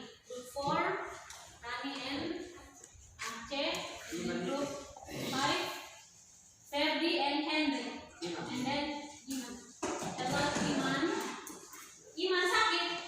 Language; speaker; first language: English; non-native, learner; Indonesian